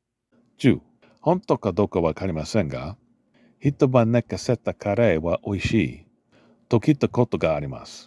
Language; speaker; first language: Japanese; non-native, learner; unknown